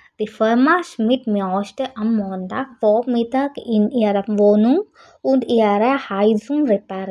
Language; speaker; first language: German; non-native, learner; Malayalam